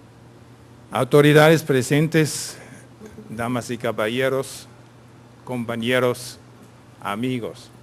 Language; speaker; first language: Spanish; non-native, fluent; German